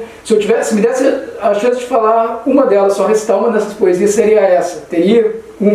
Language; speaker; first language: Portuguese; native; Portuguese